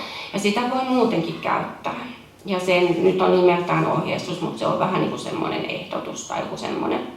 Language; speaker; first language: Finnish; native; Finnish